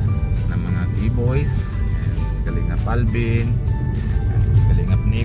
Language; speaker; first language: Filipino; non-native, local second language; Bikol